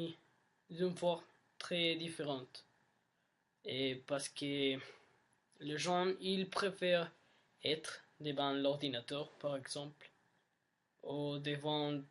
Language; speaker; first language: French; non-native, learner; Spanish